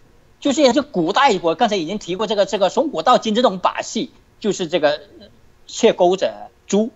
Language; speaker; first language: Chinese; native; Chinese